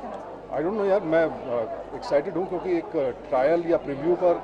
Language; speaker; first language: Hindi; native; Hindi